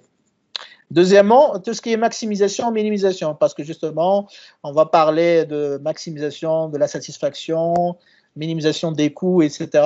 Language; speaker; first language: French; non-native, local second language; Arabic